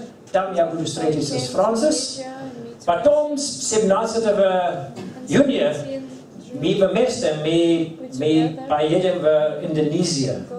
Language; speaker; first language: Russian; non-native, learner; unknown